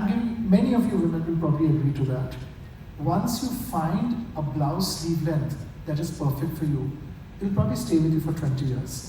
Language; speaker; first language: English; non-native, local second language; Bangla